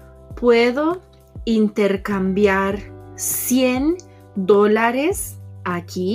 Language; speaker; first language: Spanish; non-native, fluent; English